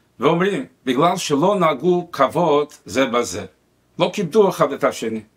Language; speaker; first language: Hebrew; non-native, fluent; Spanish